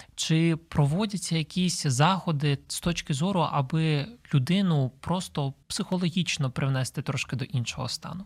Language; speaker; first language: Ukrainian; native; Ukrainian